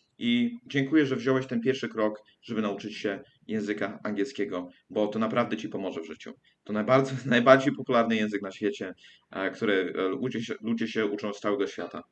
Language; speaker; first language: Polish; early bilingual, heritage; English